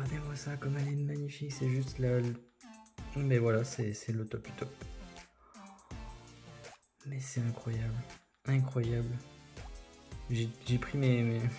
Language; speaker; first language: French; native; French